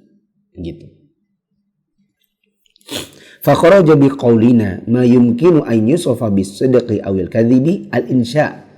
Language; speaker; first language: Arabic; non-native, fluent; Indonesian